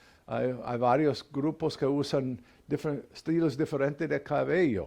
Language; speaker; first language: Spanish; non-native, fluent; English